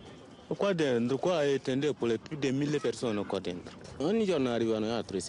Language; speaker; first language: Italian; non-native, learner; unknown